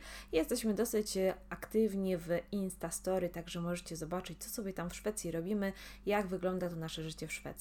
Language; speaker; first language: Polish; native; Polish